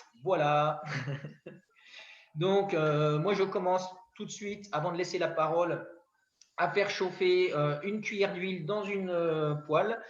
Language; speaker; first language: French; native; French